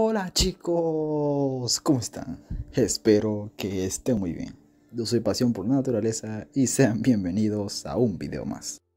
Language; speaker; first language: Spanish; native; Spanish